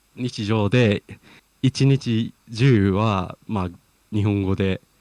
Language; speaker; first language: Japanese; non-native, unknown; English